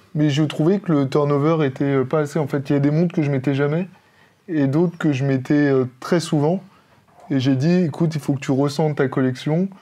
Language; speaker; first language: French; native; French